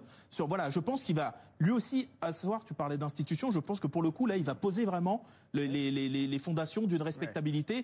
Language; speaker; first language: French; native; French